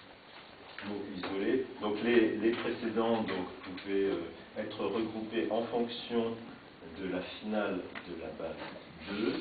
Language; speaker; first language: French; native; French